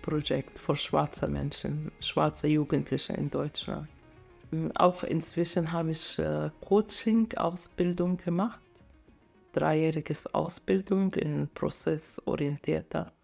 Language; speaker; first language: German; non-native, fluent; Arabic